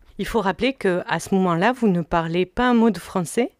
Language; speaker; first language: French; native; French